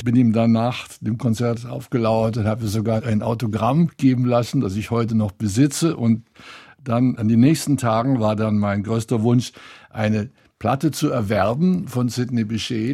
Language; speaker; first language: German; native; German